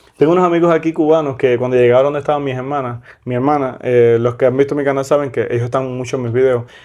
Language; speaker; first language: Spanish; native; Spanish